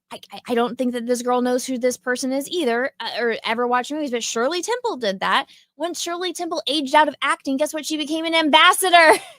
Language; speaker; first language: English; native; English